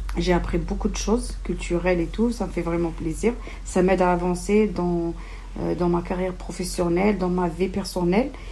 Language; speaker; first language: French; non-native, local second language; Kabyle